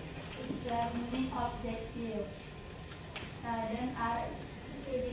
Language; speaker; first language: English; non-native, learner; Indonesian